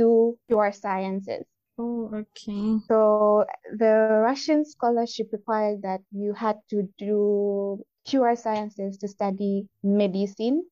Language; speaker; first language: English; non-native, local second language; Bemba